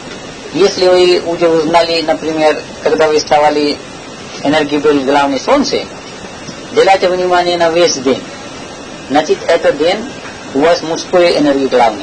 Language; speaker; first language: Russian; non-native, learner; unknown